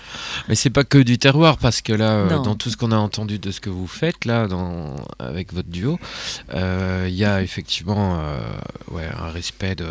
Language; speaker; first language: French; native; French